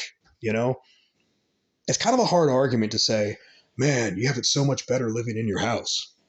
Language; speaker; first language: English; native; English